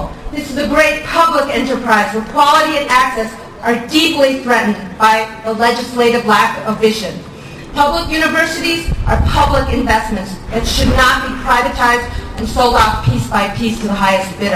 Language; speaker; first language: English; native; English